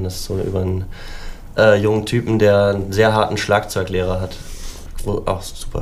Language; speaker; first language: German; native; German